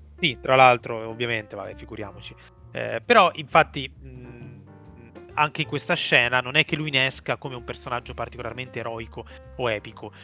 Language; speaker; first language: Italian; native; Italian